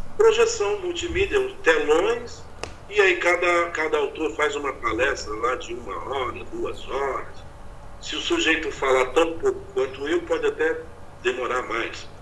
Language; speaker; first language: Portuguese; native; Portuguese